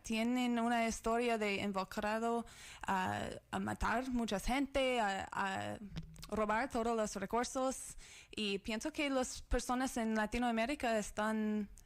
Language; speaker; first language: Spanish; non-native, learner; English